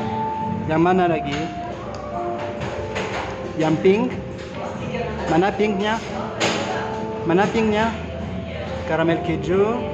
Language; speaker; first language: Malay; non-native, fluent; French